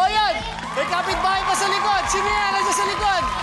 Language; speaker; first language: Filipino; native; Filipino